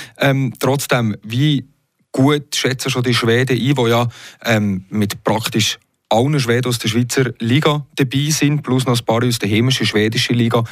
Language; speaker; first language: German; native; German